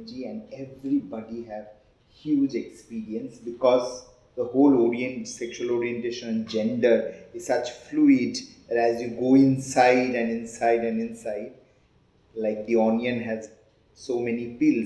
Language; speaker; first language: English; non-native, local second language; Hindi